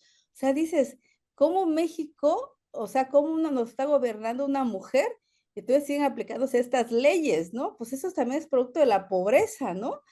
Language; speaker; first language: Spanish; native; Spanish